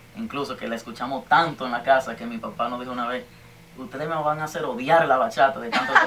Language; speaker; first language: Spanish; early bilingual, heritage; Spanish